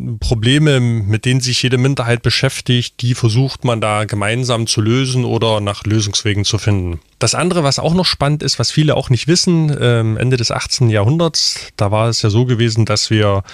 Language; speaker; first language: German; non-native, local second language; Upper Sorbian